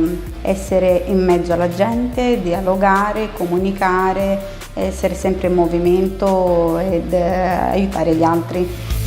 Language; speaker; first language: Italian; non-native, fluent; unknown